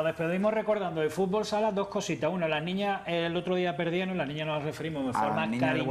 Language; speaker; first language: Spanish; native; Spanish